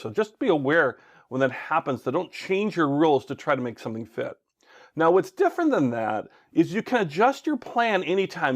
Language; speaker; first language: English; native; English